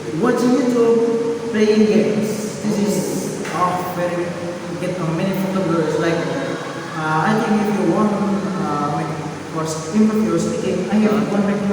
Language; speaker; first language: English; non-native, learner; Indonesian